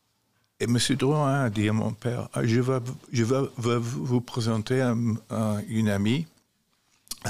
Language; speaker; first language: French; non-native, fluent; English